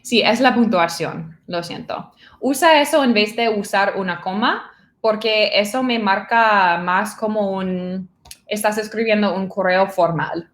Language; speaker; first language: Spanish; non-native, fluent; English